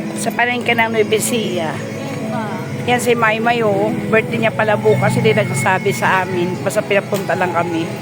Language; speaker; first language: Filipino; non-native, local second language; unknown